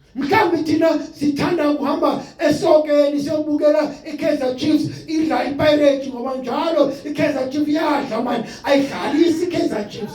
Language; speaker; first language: Zulu; non-native, local second language; Xhosa